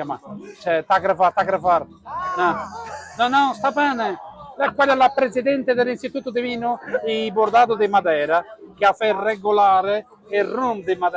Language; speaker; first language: Italian; non-native, learner; Portuguese